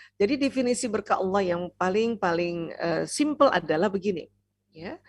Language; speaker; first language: Indonesian; native; Indonesian